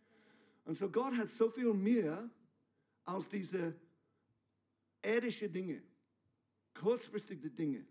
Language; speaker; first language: German; non-native, fluent; English